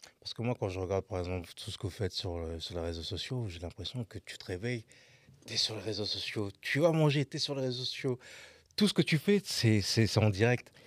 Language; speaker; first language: French; native; French